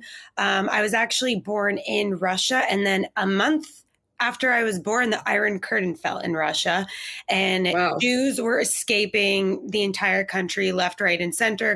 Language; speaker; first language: English; native; English